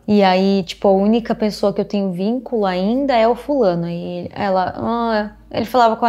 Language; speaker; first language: Portuguese; native; Portuguese